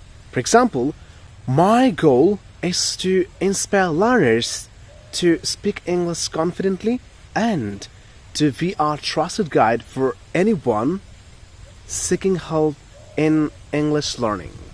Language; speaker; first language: English; non-native, local second language; Bangla